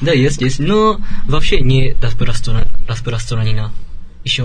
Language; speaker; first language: Russian; non-native, learner; Japanese